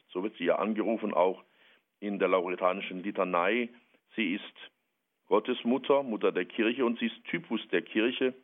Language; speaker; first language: German; native; German